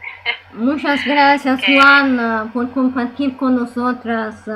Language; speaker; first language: Spanish; non-native, fluent; Italian